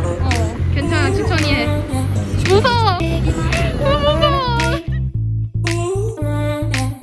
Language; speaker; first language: Korean; non-native, learner; Chinese